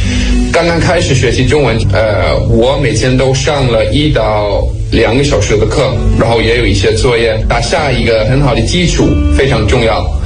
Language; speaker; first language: Chinese; non-native, fluent; Danish